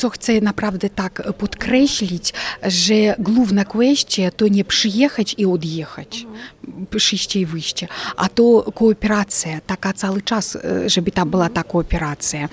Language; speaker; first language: Polish; non-native, fluent; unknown